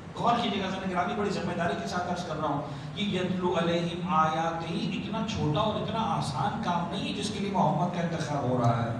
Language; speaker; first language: Urdu; native; Urdu